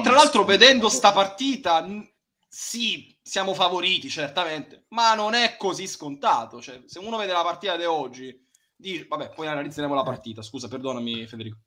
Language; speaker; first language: Italian; native; Italian